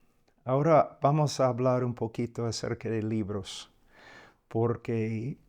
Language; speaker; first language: Spanish; non-native, fluent; English